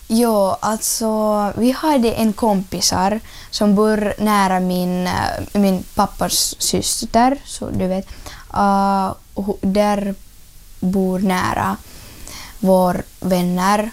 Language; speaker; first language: Swedish; non-native, learner; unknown